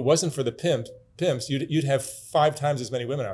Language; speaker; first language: English; native; English